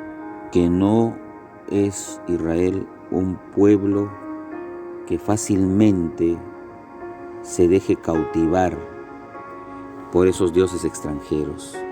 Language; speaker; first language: Spanish; native; Spanish